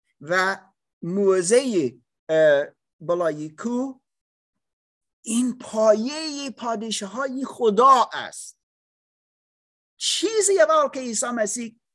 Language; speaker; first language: Persian; non-native, learner; English